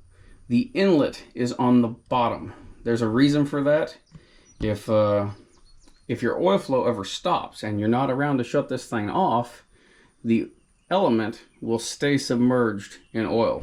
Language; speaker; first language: English; native; English